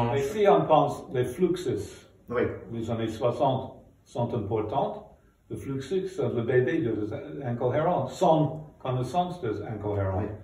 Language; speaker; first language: French; non-native, fluent; English